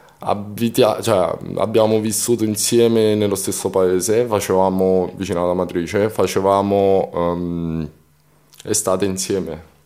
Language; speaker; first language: Italian; early bilingual, other home language; Romanian